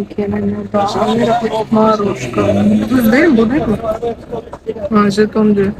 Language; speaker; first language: Russian; native; Russian